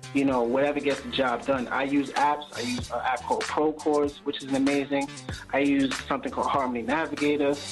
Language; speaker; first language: English; native; English